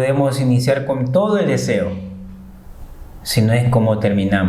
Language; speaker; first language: Spanish; native; Spanish